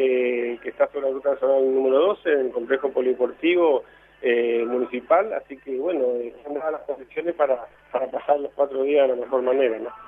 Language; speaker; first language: Spanish; native; Spanish